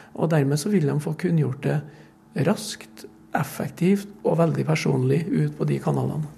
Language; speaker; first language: Norwegian; native; Norwegian